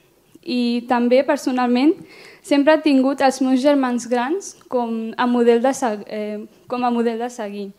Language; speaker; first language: Catalan; early bilingual, other home language; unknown